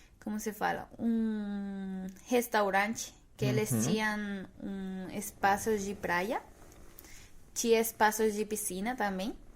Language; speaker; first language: Portuguese; non-native, fluent; Spanish